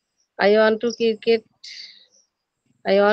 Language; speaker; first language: English; non-native, learner; Bangla